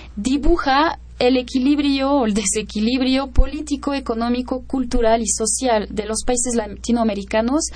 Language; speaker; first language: Spanish; non-native, fluent; French